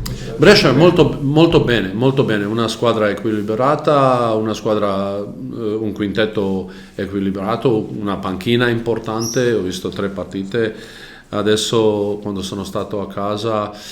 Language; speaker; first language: Italian; non-native, learner; Croatian